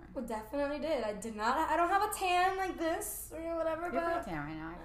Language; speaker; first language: English; early bilingual, other home language; Spanish